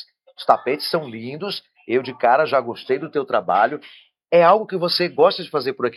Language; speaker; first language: Portuguese; native; Portuguese